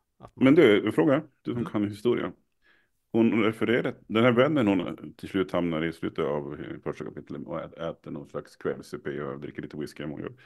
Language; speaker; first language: Swedish; native; Swedish